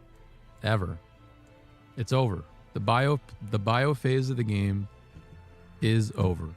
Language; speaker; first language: English; native; English